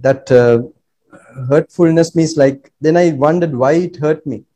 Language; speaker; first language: English; non-native, local second language; Sinhala